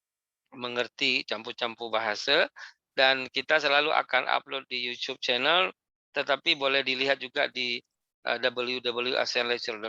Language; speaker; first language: Malay; native; Malay